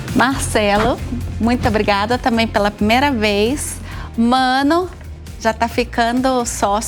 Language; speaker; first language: Portuguese; native; Portuguese